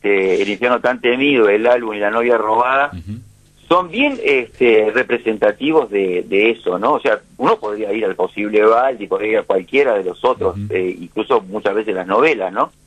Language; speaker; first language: Spanish; native; Spanish